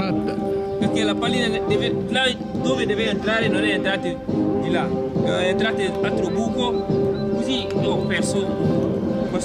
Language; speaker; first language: Italian; non-native, learner; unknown